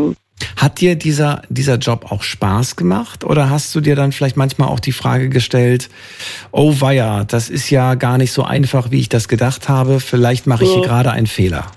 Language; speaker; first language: German; native; German